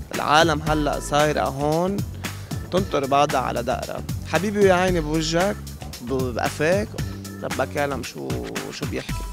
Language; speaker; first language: Arabic; native; Arabic